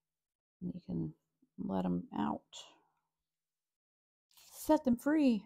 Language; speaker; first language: English; native; English